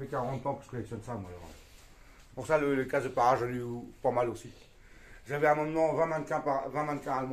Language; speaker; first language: French; native; French